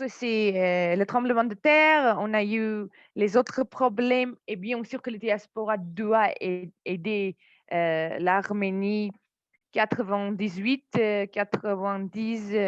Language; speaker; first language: French; non-native, fluent; Armenian